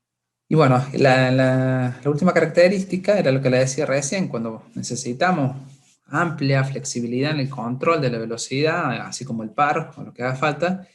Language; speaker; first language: Spanish; native; Spanish